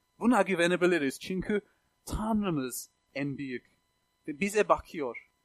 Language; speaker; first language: Turkish; non-native, fluent; English